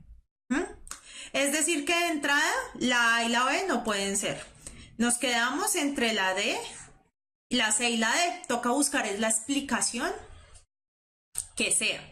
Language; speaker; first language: Spanish; native; Spanish